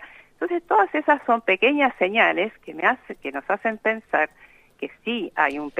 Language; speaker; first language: Spanish; native; Spanish